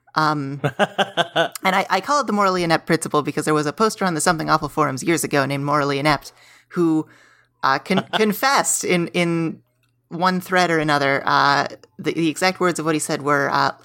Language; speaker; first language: English; native; English